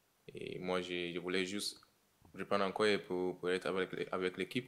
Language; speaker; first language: French; non-native, learner; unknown